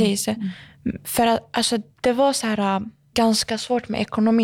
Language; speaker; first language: Swedish; early bilingual, other home language; Arabic